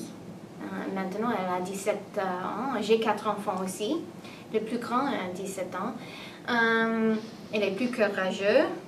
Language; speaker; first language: French; non-native, learner; English